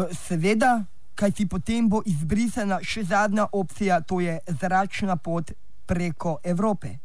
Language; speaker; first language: Slovenian; native; Slovenian